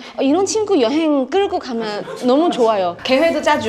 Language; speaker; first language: Korean; non-native, fluent; Chinese